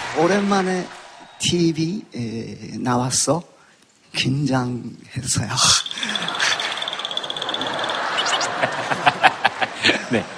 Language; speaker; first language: Korean; non-native, learner; Japanese